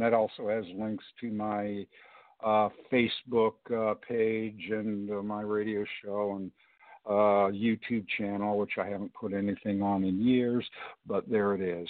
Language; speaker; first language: English; native; English